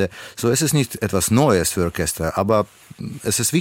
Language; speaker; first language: German; non-native, fluent; Russian